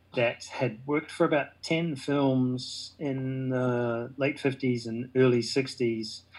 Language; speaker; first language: English; native; English